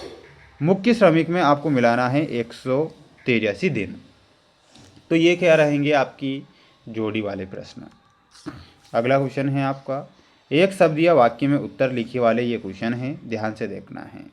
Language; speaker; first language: Hindi; native; Hindi